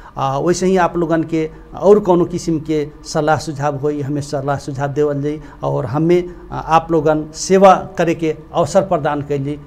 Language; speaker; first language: Bhojpuri; non-native, local second language; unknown